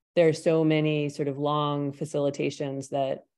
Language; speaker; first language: English; native; English